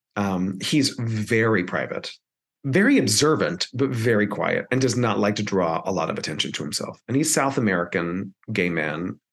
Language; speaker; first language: English; early bilingual, other home language; Spanish